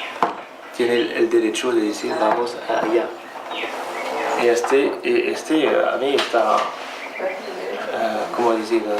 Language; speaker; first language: Spanish; non-native, learner; French